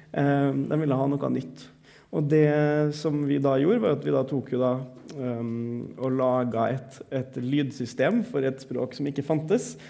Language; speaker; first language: Norwegian; native; Norwegian